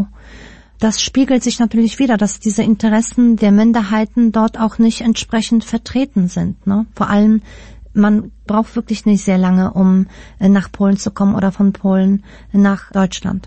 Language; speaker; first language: German; early bilingual, other home language; Polish